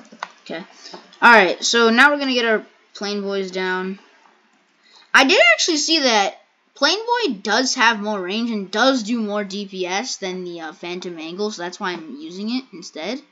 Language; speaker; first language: English; native; English